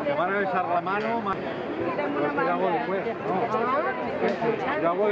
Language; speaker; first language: Spanish; non-native, local second language; Catalan